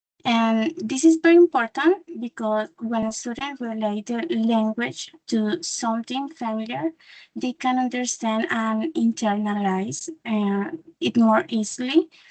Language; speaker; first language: English; non-native, learner; Spanish